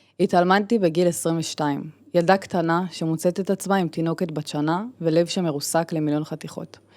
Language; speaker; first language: Hebrew; native; Hebrew